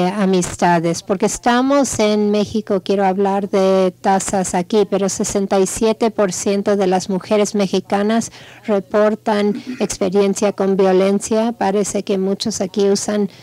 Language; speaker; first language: Spanish; non-native, fluent; English